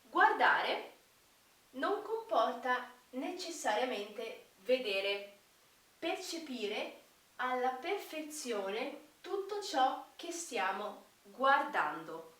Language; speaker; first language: Italian; non-native, fluent; Portuguese